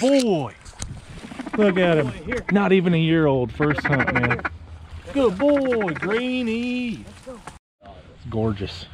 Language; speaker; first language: English; native; English